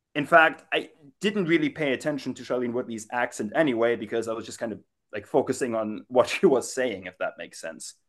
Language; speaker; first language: English; non-native, fluent; German